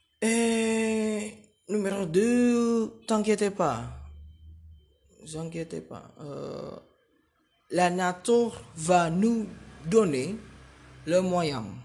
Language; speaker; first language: French; non-native, learner; Indonesian